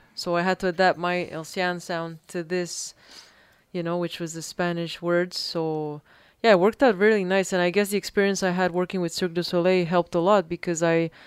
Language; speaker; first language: English; early bilingual, other home language; Spanish